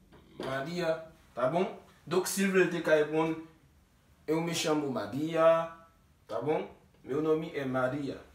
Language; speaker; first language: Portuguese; non-native, learner; Haitian Creole